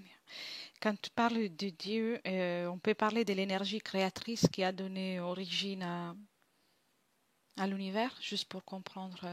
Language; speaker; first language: French; non-native, fluent; Italian